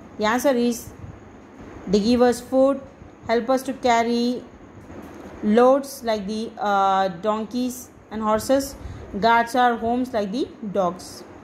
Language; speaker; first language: English; non-native, local second language; Bangla